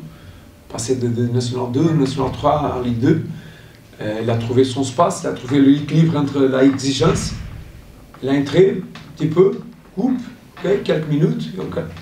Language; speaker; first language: French; non-native, learner; Portuguese